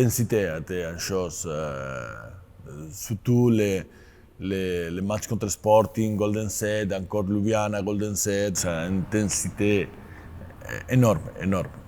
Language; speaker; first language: French; non-native, fluent; Spanish